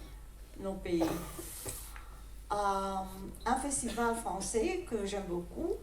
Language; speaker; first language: French; non-native, fluent; Greek